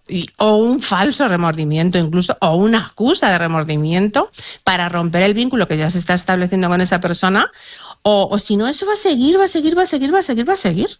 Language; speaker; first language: Spanish; native; Spanish